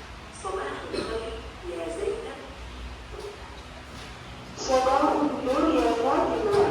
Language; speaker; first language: Arabic; non-native, learner; Indonesian